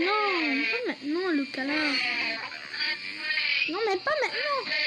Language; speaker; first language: French; native; French